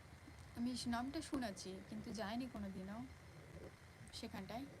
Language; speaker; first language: Bangla; non-native, local second language; Santali